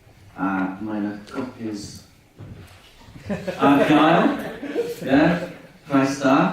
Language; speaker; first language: Welsh; non-native, learner; English